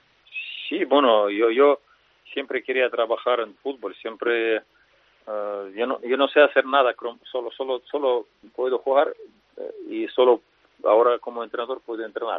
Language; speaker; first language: Spanish; non-native, fluent; Russian